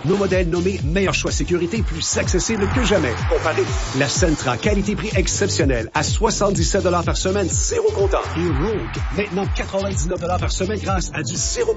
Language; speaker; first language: French; native; French